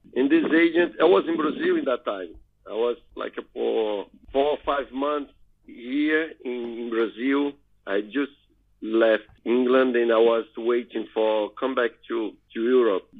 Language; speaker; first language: English; non-native, learner; Portuguese